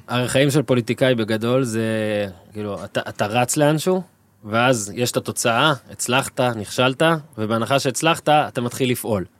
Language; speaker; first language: Hebrew; native; Hebrew